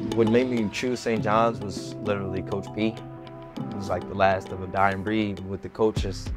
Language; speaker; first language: English; native; English